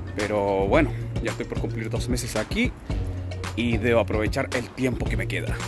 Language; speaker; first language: Spanish; native; Spanish